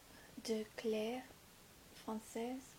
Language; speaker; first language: French; non-native, fluent; English